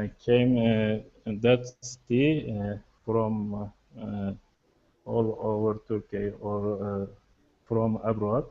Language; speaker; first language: English; non-native, learner; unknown